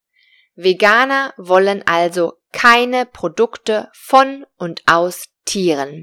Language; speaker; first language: German; non-native, fluent; Spanish